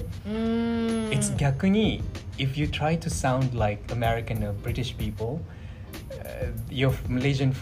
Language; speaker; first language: English; non-native, local second language; Malay